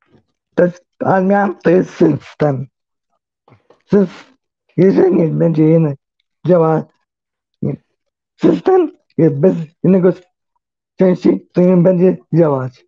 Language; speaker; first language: Polish; early bilingual, heritage; Polish